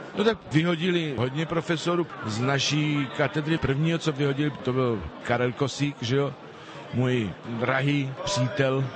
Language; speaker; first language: Czech; non-native, fluent; Spanish